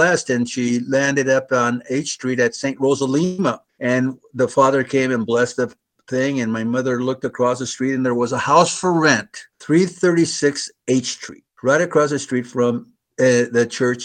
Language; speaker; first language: English; native; English